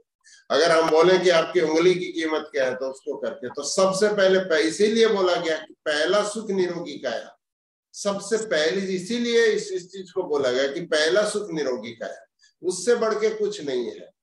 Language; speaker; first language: Hindi; native; Hindi